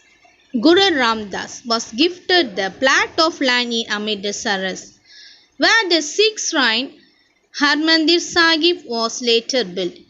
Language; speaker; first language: English; non-native, local second language; Tamil